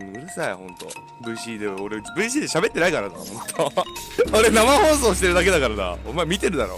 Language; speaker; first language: Japanese; native; Japanese